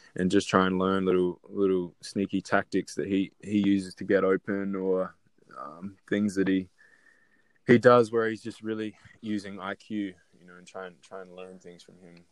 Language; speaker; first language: English; native; English